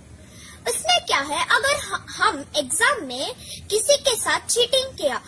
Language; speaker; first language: Hindi; non-native, local second language; Kannada